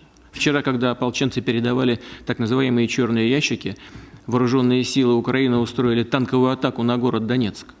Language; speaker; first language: Russian; native; Russian